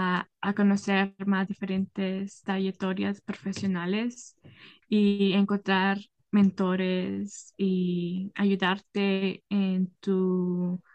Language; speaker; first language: Spanish; early bilingual, heritage; Spanish